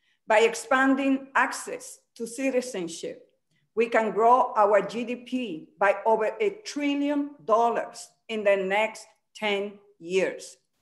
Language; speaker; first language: English; early bilingual, other home language; Spanish